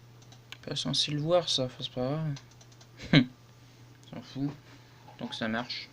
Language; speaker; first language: French; native; French